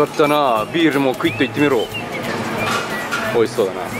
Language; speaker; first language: Japanese; native; Japanese